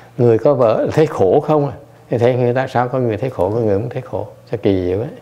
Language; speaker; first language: Vietnamese; early bilingual, heritage; Vietnamese